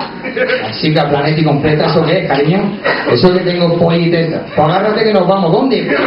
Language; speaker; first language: Spanish; native; Spanish